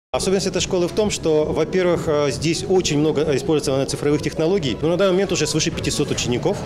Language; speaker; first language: Russian; native; Russian